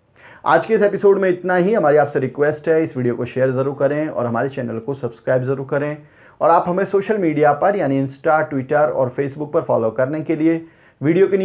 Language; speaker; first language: Hindi; native; Hindi